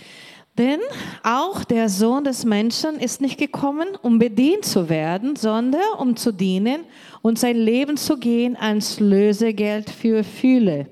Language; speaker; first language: German; non-native, learner; Portuguese